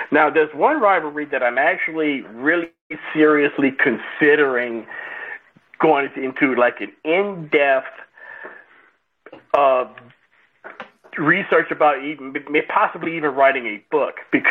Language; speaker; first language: English; native; English